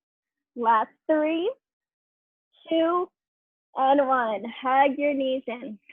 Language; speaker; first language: English; native; English